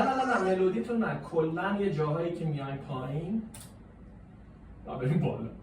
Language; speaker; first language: Persian; native; Persian